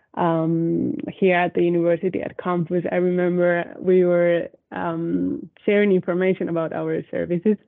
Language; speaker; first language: English; non-native, fluent; Spanish